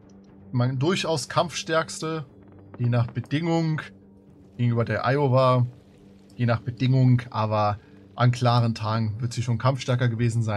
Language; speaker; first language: German; native; German